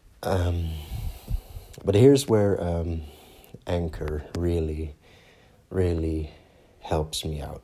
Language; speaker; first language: English; non-native, fluent; Dutch